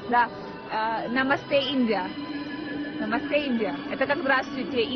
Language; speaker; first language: Russian; non-native, learner; Hindi